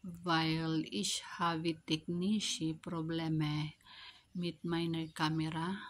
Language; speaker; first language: German; non-native, learner; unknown